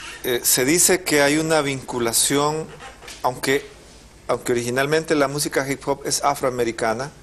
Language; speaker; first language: Spanish; native; Spanish